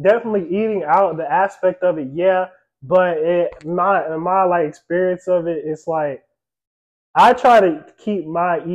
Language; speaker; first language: English; native; English